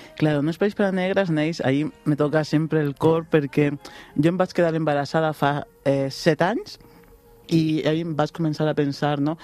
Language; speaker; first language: Catalan; non-native, local second language; Spanish